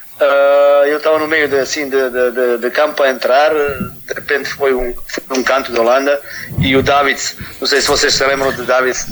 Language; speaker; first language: Portuguese; non-native, fluent; Serbian